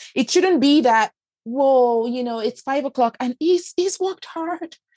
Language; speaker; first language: English; non-native, local second language; Yoruba